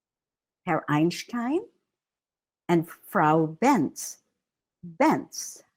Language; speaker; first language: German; non-native, fluent; Filipino